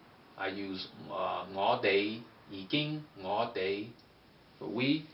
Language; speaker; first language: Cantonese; non-native, learner; English